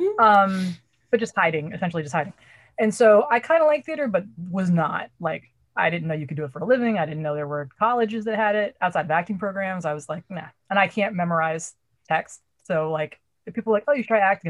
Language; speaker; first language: English; native; English